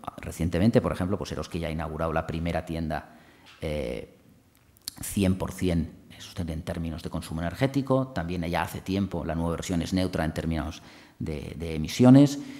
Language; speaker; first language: Spanish; non-native, local second language; Catalan